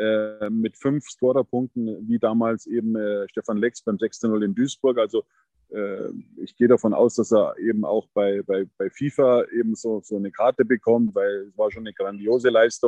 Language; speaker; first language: German; native; German